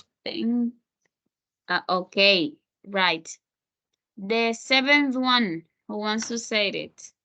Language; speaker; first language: English; non-native, fluent; Spanish